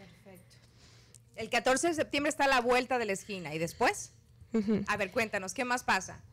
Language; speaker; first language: Spanish; native; Spanish